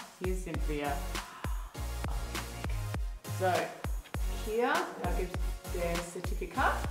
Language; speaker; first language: German; non-native, learner; English